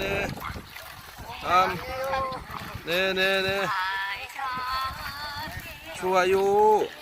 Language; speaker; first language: Korean; non-native, learner; Thai